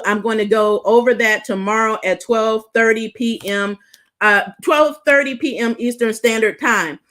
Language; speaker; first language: English; native; English